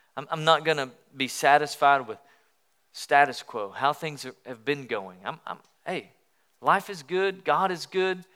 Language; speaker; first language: English; native; English